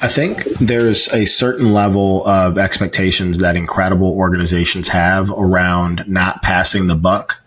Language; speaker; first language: English; native; English